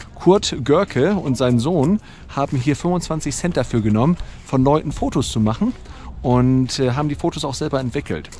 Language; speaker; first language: German; native; German